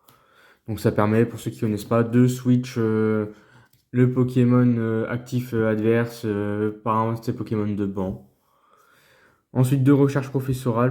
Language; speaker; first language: French; native; French